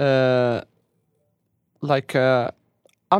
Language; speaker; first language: English; non-native, learner; Arabic